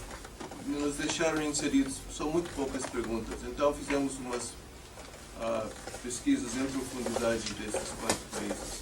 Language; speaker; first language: Portuguese; non-native, fluent; English